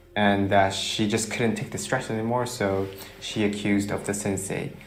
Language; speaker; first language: English; early bilingual, other home language; Japanese